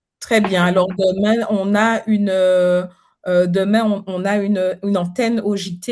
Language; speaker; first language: French; native; French